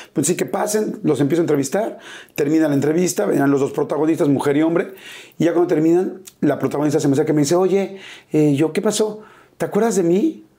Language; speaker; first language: Spanish; native; Spanish